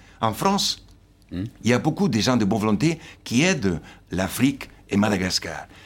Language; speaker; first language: French; non-native, fluent; Slovenian